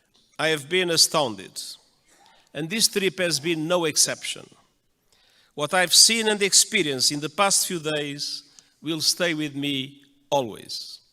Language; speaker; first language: English; non-native, fluent; Portuguese